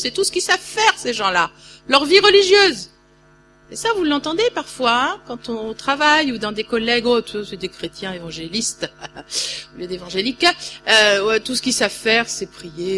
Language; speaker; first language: French; native; French